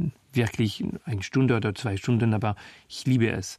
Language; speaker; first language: German; non-native, learner; French